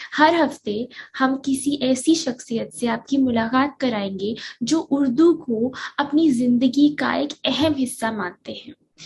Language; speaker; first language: Urdu; native; Urdu